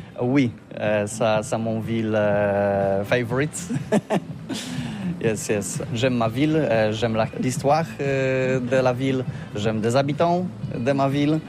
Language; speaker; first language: French; non-native, learner; Polish